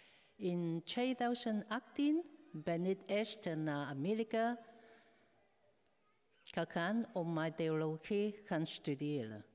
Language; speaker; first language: Dutch; non-native, fluent; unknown